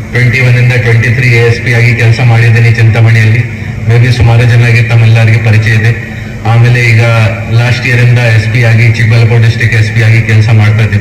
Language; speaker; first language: Kannada; non-native, local second language; Hindi